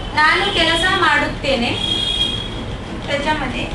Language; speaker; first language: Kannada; non-native, fluent; Marathi